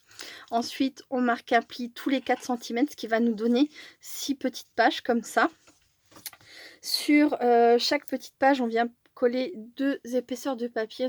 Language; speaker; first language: French; native; French